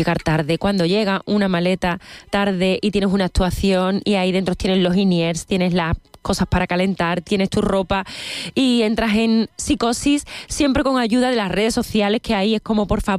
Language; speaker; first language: Spanish; native; Spanish